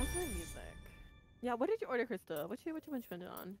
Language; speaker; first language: English; early bilingual, other home language; Spanish